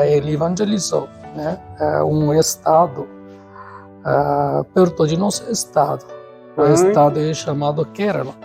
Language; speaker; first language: Portuguese; non-native, fluent; Tamil